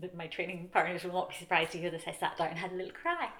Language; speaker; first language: English; native; English